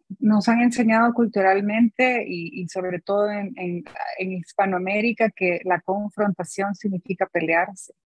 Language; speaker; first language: Spanish; native; Spanish